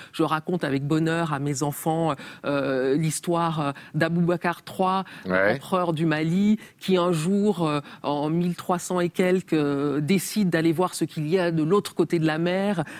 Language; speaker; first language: French; native; French